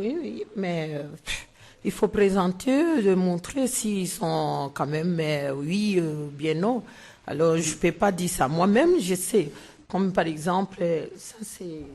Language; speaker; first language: French; non-native, learner; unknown